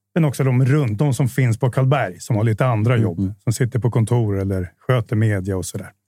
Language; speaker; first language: Swedish; native; Swedish